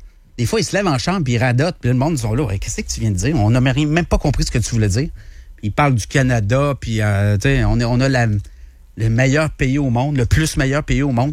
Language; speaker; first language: French; native; French